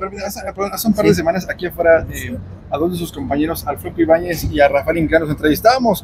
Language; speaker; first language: Spanish; native; Spanish